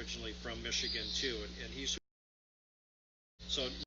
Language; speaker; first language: English; native; English